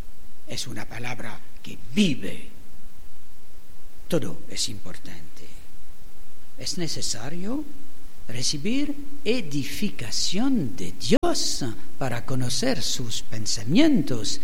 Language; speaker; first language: Spanish; non-native, learner; German